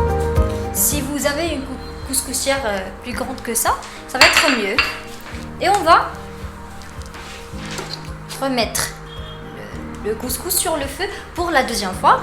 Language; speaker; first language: French; non-native, local second language; Arabic